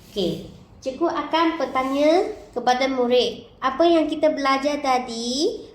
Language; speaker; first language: Malay; non-native, local second language; Chinese